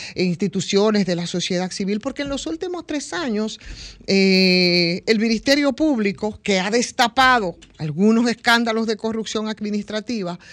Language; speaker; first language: Spanish; native; Spanish